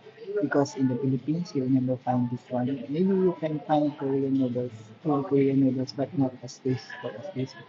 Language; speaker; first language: English; non-native, local second language; Filipino